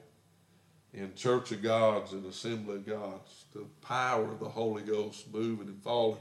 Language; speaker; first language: English; native; English